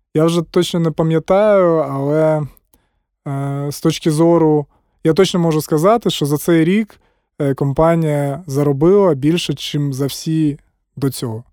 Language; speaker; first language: Ukrainian; non-native, local second language; Russian